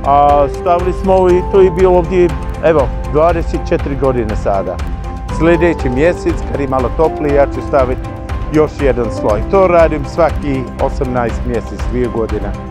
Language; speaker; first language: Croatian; non-native, learner; English